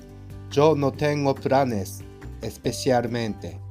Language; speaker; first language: Spanish; non-native, learner; Japanese